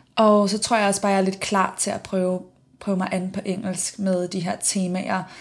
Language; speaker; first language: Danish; native; Danish